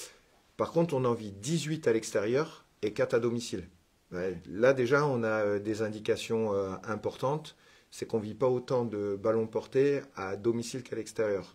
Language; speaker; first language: French; native; French